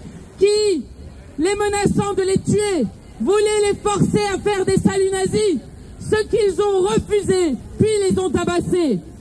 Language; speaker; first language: French; native; French